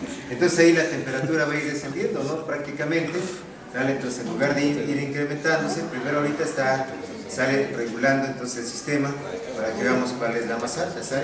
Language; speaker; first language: Spanish; native; Spanish